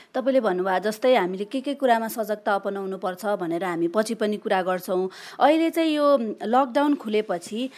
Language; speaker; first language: Nepali; native; Nepali